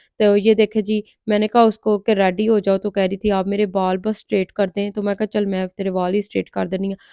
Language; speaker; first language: Urdu; non-native, local second language; Punjabi